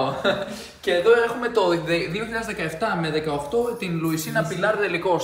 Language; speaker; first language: Greek; native; Greek